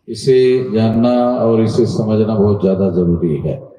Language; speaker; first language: Hindi; non-native, local second language; Marathi